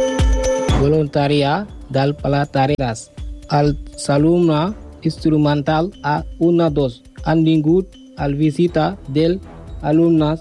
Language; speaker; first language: Catalan; non-native, learner; Spanish